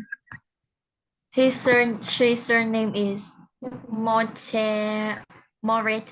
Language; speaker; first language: English; non-native, learner; Vietnamese